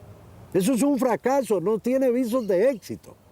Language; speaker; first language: Spanish; native; Spanish